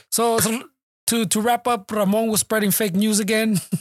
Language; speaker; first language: English; early bilingual, other home language; Spanish